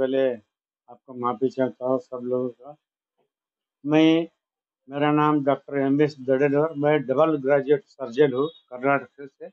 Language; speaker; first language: Hindi; non-native, local second language; Kannada